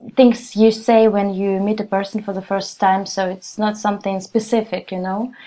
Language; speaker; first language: English; non-native, fluent; Russian